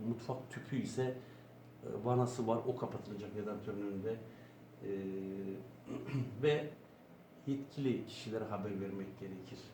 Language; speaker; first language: Turkish; native; Turkish